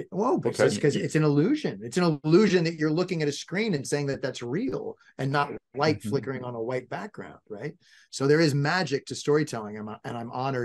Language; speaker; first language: English; native; English